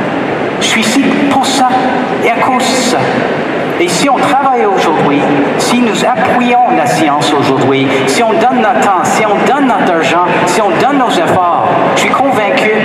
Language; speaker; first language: French; non-native, fluent; English